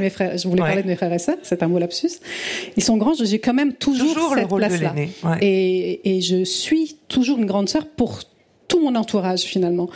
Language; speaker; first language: French; early bilingual, other home language; Italian